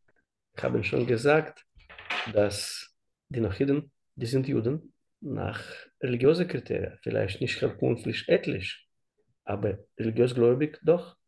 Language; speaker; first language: German; non-native, learner; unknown